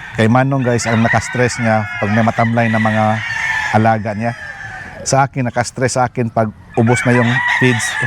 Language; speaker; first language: Filipino; non-native, local second language; Cebuano